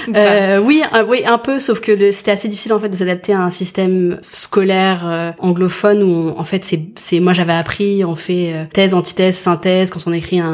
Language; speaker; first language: French; early bilingual, other home language; English